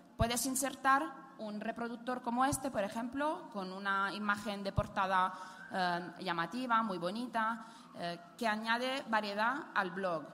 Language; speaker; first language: Spanish; non-native, fluent; Italian